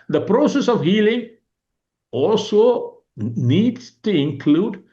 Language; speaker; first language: English; non-native, local second language; Tamil